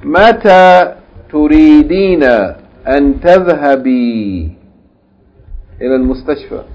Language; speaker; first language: Arabic; non-native, fluent; English